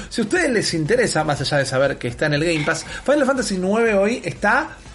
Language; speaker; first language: Spanish; native; Spanish